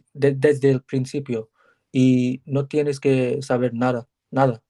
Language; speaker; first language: Spanish; non-native, learner; English